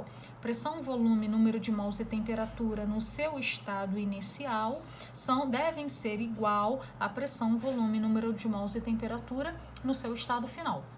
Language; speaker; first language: Portuguese; native; Portuguese